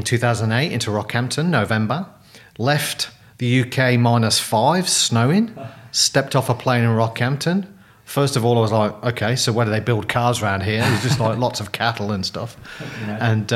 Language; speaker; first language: English; native; English